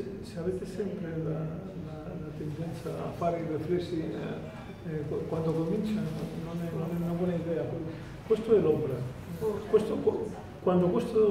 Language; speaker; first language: Italian; non-native, fluent; Spanish